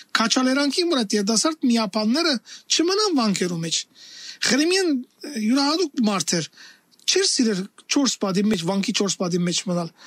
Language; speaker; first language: Armenian; native; Armenian